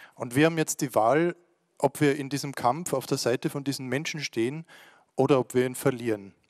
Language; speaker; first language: German; native; German